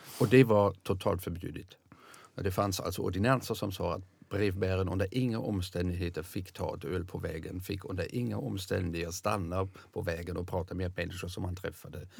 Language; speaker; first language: Swedish; non-native, fluent; German